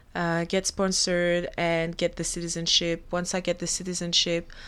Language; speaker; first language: English; non-native, fluent; French